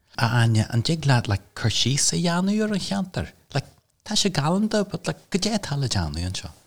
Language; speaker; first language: Irish; non-native, local second language; English